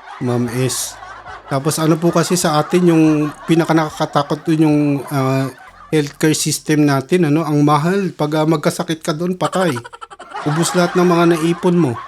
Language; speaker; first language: Filipino; early bilingual, heritage; Filipino